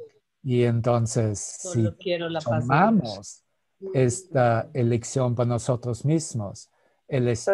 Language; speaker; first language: Spanish; non-native, fluent; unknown